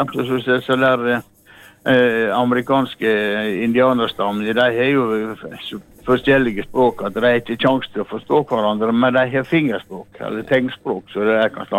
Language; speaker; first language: Norwegian; native; Norwegian